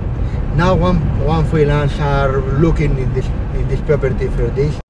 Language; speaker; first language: English; non-native, learner; Spanish